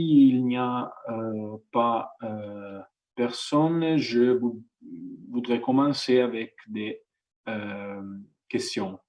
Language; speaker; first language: French; non-native, fluent; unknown